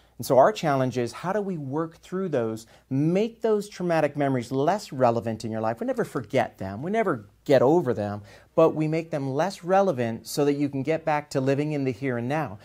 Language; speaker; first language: English; native; English